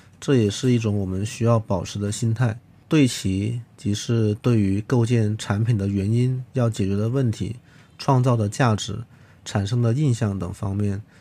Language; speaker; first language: Chinese; non-native, local second language; Cantonese